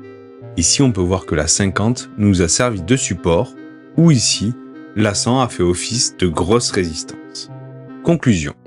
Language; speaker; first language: French; native; French